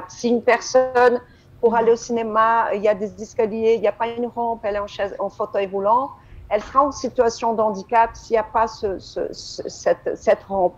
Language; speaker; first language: French; non-native, fluent; Portuguese